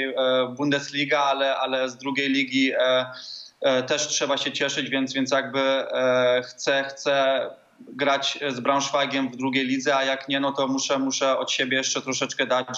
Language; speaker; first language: Polish; early bilingual, heritage; Polish